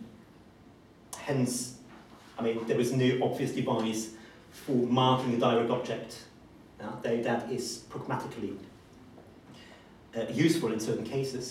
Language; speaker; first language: English; non-native, fluent; German